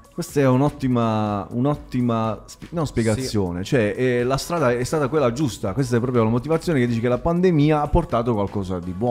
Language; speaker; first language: Italian; native; Italian